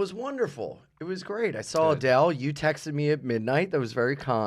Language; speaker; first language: English; native; English